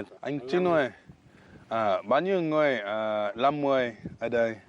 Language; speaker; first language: Vietnamese; non-native, learner; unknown